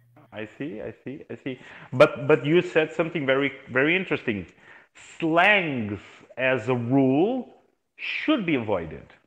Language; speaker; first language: English; non-native, fluent; Portuguese